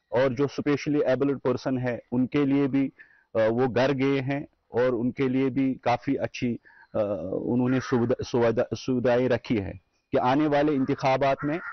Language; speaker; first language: Hindi; non-native, local second language; Kashmiri